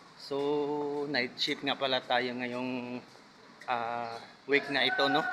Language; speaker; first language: Filipino; non-native, local second language; Cebuano